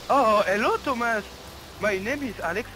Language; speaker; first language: English; non-native, learner; French